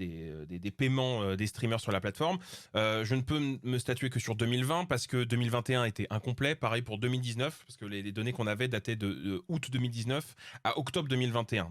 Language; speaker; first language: French; native; French